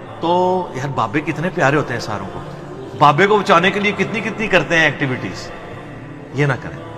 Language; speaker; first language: Urdu; non-native, local second language; Punjabi